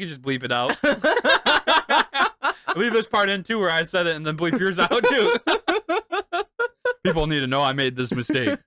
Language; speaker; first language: English; native; English